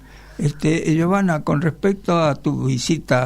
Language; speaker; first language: Spanish; native; Spanish